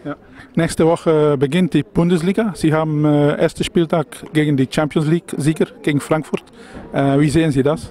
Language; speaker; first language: German; non-native, fluent; Dutch